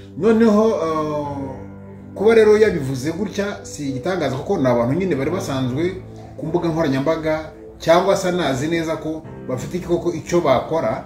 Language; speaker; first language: Kinyarwanda; native; Kinyarwanda